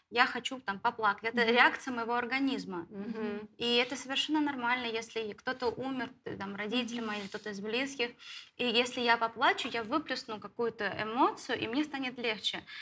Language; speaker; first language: Russian; native; Russian